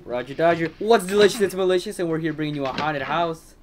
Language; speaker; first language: English; native; English